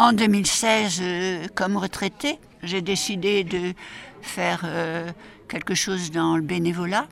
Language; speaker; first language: French; native; French